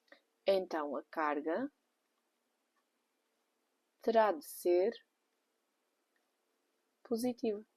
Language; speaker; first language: Portuguese; native; Portuguese